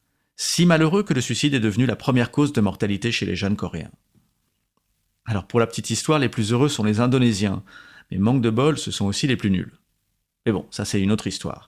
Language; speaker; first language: French; native; French